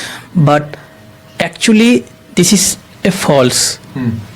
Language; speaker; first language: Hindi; non-native, learner; Bangla